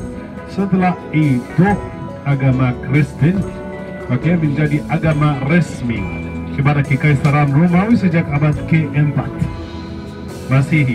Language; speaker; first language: Indonesian; non-native, fluent; Arabic